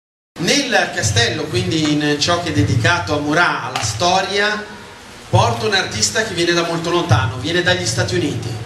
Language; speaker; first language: Italian; native; Italian